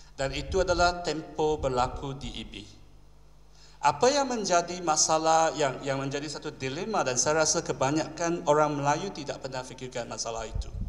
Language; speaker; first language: Malay; non-native, local second language; Chinese